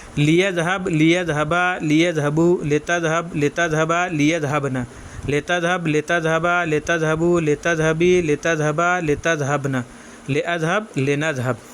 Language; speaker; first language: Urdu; native; Urdu